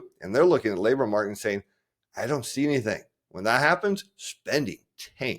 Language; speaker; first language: English; native; English